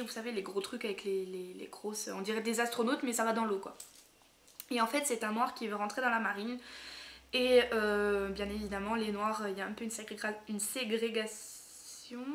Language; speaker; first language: French; native; French